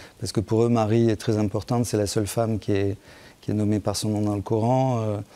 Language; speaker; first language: French; native; French